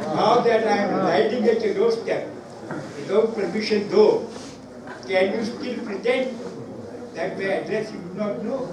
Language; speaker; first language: English; non-native, local second language; Urdu